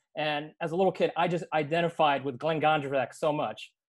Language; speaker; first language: English; native; English